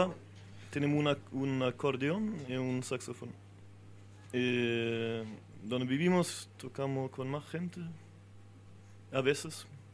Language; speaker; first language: Spanish; non-native, fluent; French